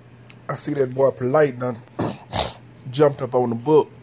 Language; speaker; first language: English; native; English